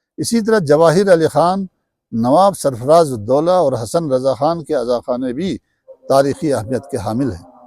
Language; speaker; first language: Urdu; non-native, local second language; Balti